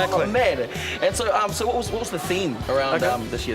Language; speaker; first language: English; native; English